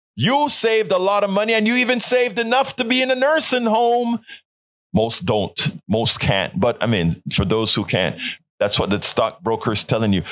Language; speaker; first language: English; non-native, fluent; Spanish